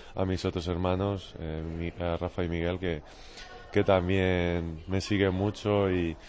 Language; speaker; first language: Spanish; native; Spanish